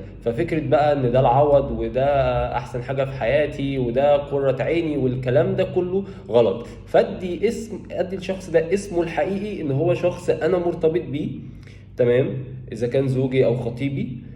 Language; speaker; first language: Arabic; native; Arabic